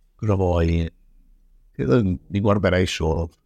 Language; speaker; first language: Italian; native; Italian